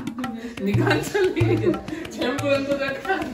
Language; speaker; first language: Chinese; non-native, fluent; Hindi